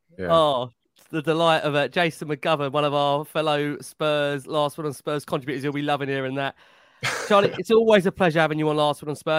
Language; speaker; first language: English; native; English